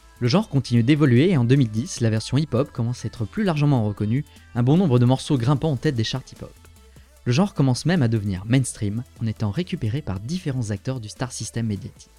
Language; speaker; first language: French; native; French